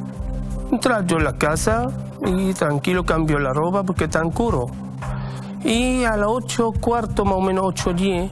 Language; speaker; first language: Spanish; non-native, learner; Arabic